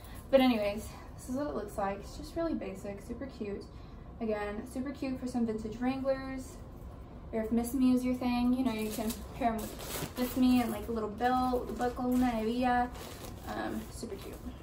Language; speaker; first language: English; early bilingual, other home language; Spanish